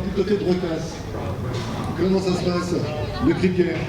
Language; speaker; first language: French; native; French